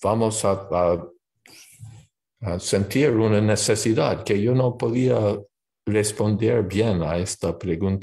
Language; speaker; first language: Spanish; non-native, learner; English